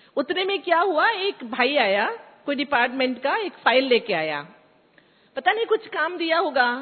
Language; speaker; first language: Hindi; non-native, local second language; Kannada